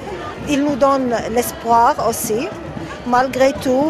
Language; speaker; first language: French; non-native, fluent; Arabic